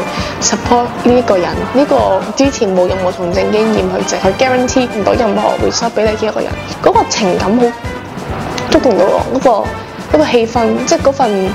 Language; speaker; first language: Cantonese; native; Cantonese